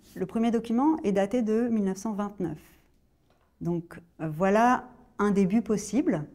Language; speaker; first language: French; native; French